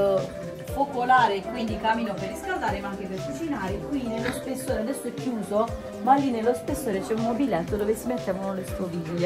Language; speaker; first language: Italian; native; Italian